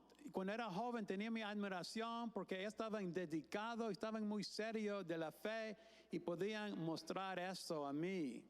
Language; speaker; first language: Spanish; non-native, fluent; English